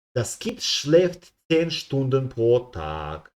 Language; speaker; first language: German; non-native, fluent; Serbian